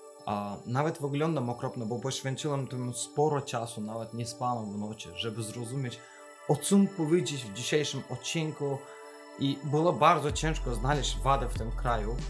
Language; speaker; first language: Polish; non-native, fluent; Azerbaijani